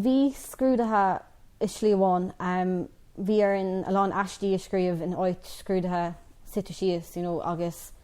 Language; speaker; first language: Irish; non-native, local second language; English